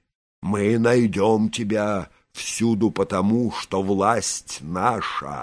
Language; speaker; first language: Russian; native; Russian